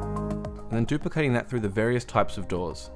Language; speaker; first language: English; native; English